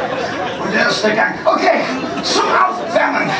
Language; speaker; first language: German; non-native, fluent; English